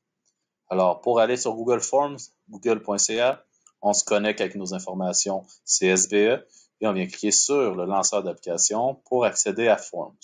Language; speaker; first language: French; native; French